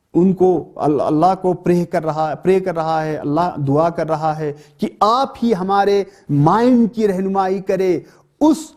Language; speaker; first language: Hindi; non-native, local second language; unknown